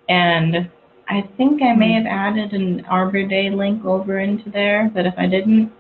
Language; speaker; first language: English; native; English